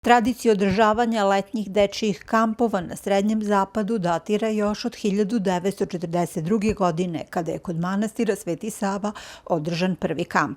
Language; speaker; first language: Bosnian; native; Bosnian